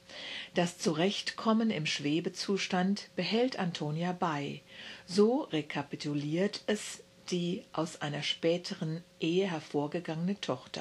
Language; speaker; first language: German; native; German